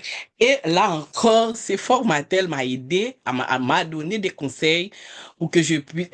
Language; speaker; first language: French; non-native, local second language; Haitian Creole